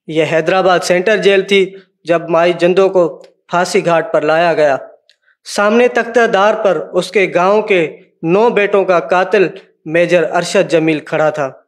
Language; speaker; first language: Urdu; non-native, local second language; Sindhi